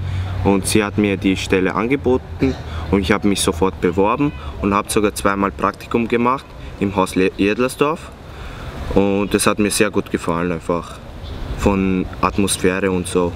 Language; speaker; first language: German; non-native, fluent; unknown